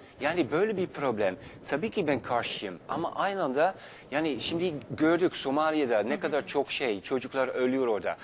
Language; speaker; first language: Turkish; non-native, fluent; Dutch